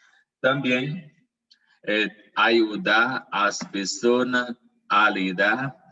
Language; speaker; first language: Portuguese; non-native, learner; Spanish